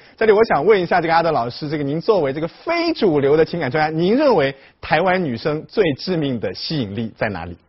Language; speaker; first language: Chinese; native; Chinese